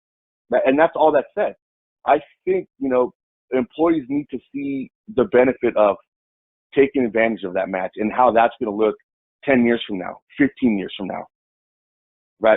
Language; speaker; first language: English; native; English